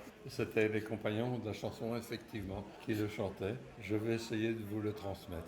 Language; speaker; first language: French; native; French